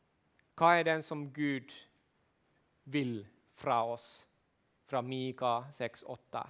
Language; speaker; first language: Swedish; non-native, local second language; Finnish